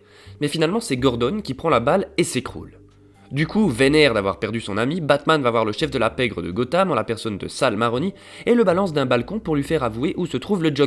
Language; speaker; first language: French; native; French